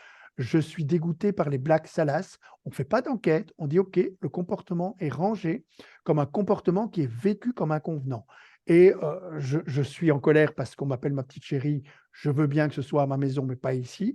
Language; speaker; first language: French; native; French